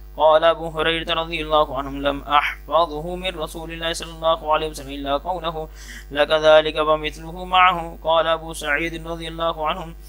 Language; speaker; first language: Arabic; non-native, fluent; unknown